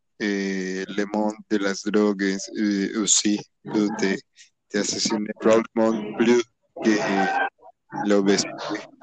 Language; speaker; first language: French; non-native, learner; Spanish